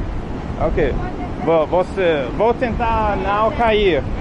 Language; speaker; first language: Portuguese; non-native, learner; English